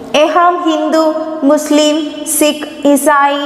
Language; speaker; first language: Hindi; non-native, local second language; Malayalam